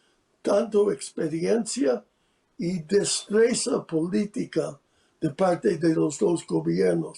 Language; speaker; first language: Spanish; non-native, fluent; English